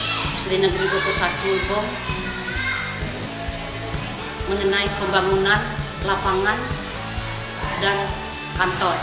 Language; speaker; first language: Indonesian; native; Indonesian